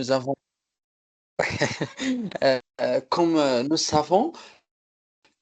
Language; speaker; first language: French; non-native, local second language; Arabic